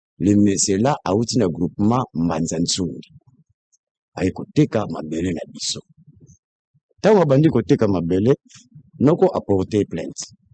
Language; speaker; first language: Lingala; non-native, local second language; Kongo